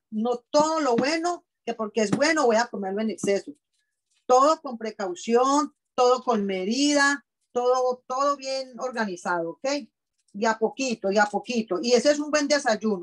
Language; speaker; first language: Spanish; native; Spanish